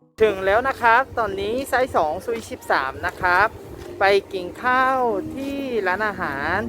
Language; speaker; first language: Thai; non-native, learner; Korean